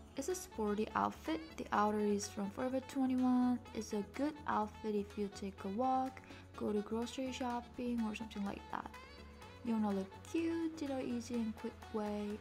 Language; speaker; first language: English; non-native, fluent; Korean